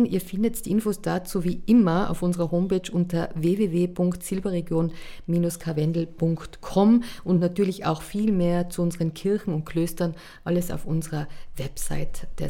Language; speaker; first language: German; native; German